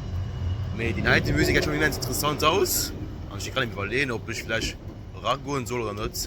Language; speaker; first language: German; non-native, local second language; Luxembourgish